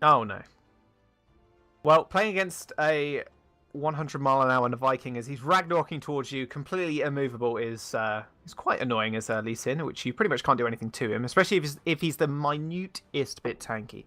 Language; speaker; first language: English; native; English